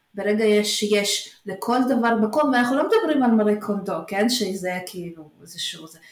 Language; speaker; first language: Hebrew; early bilingual, other home language; Russian